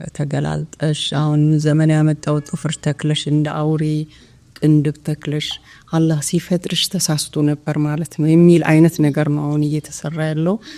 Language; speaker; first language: Amharic; non-native, local second language; Oromo